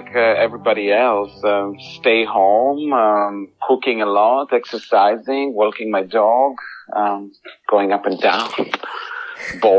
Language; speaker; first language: English; non-native, fluent; Greek